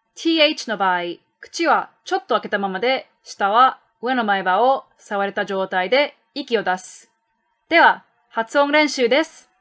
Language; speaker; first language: Japanese; native; Japanese